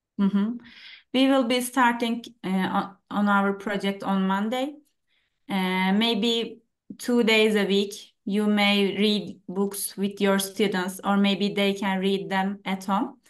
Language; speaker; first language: English; non-native, fluent; Turkish